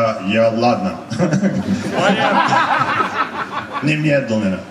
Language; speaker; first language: Russian; non-native, learner; English